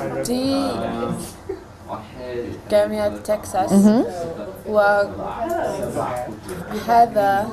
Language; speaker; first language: Arabic; non-native, learner; English